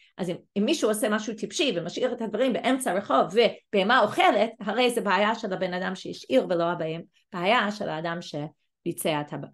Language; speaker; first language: Hebrew; non-native, fluent; English